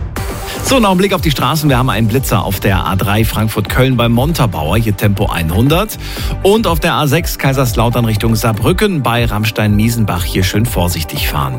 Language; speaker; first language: German; native; German